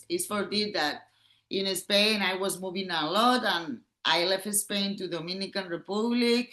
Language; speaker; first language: English; non-native, learner; Catalan